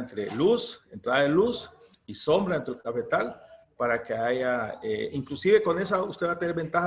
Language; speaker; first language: Spanish; native; Spanish